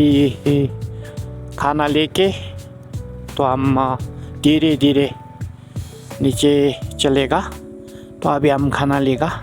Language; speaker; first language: Hindi; non-native, fluent; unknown